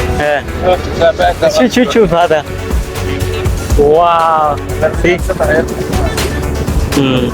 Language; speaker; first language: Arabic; non-native, learner; Bangla